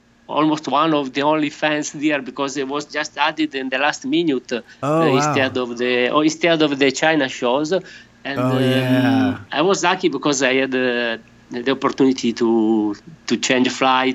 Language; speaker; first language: English; non-native, learner; Italian